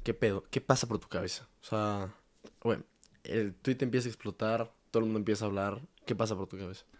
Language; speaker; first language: Spanish; native; Spanish